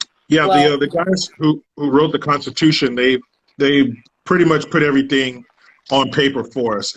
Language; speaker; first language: English; native; English